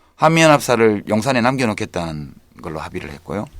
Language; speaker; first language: Korean; native; Korean